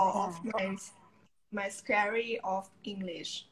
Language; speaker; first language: English; non-native, learner; Thai